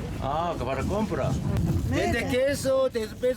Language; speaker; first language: Spanish; non-native, local second language; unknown